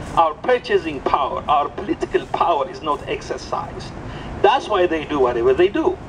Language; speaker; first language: English; non-native, fluent; Amharic